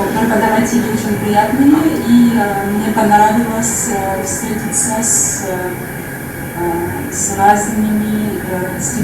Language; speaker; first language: Russian; non-native, fluent; French